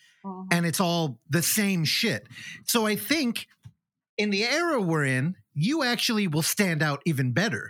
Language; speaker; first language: English; native; English